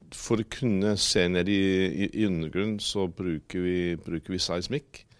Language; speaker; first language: Norwegian; non-native, fluent; English